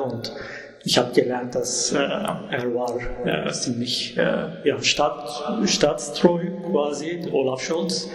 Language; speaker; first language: German; non-native, fluent; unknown